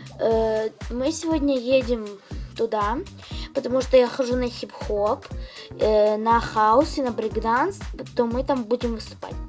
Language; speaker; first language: Russian; non-native, local second language; Ukrainian